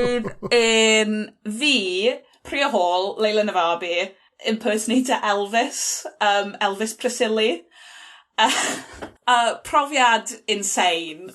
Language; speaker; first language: Welsh; non-native, local second language; English